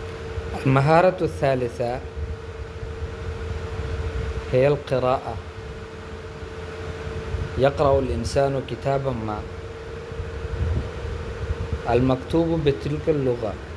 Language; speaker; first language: Arabic; non-native, fluent; Urdu